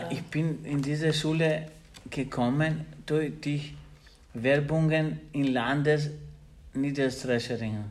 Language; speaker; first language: German; non-native, learner; Albanian